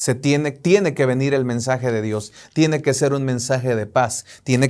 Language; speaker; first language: Spanish; native; Spanish